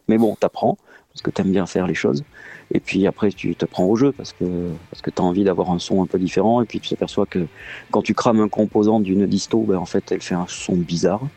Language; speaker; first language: French; native; French